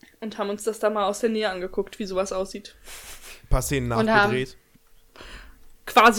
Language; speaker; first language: German; native; German